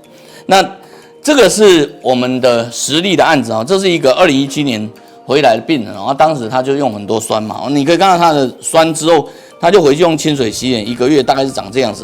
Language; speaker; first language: Chinese; native; Chinese